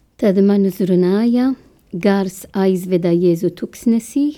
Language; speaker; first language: Latvian; non-native, learner; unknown